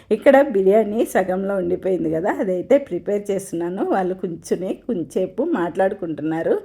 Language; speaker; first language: Telugu; non-native, local second language; Tamil